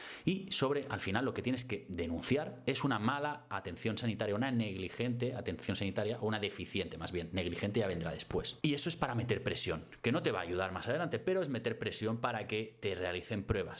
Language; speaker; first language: Spanish; native; Spanish